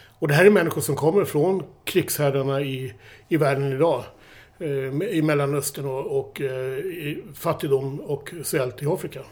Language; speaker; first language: Swedish; native; Swedish